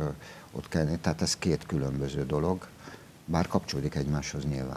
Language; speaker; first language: Hungarian; native; Hungarian